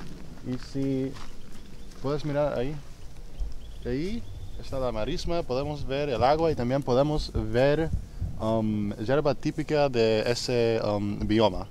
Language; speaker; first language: Spanish; non-native, fluent; English